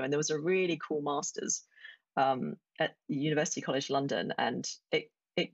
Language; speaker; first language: English; native; English